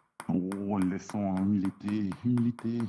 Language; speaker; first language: French; non-native, local second language; Dutch